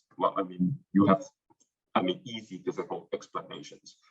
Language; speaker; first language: English; non-native, fluent; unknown